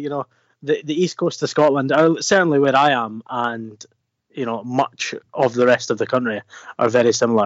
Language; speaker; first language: English; native; English